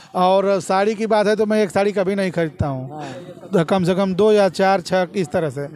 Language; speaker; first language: Hindi; native; Hindi